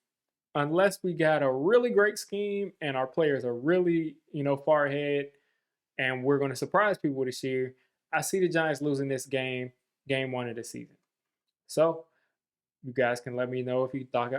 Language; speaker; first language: English; native; English